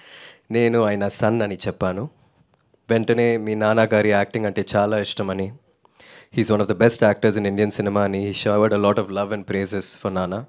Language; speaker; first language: Telugu; non-native, learner; Tamil